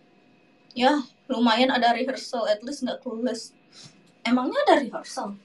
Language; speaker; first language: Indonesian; native; Indonesian